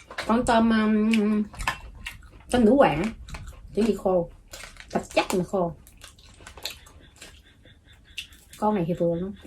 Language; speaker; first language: Vietnamese; native; Vietnamese